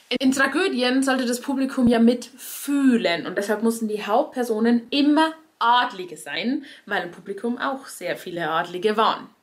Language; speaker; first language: German; native; German